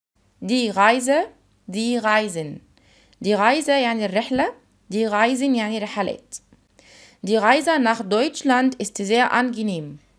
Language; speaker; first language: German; non-native, fluent; Arabic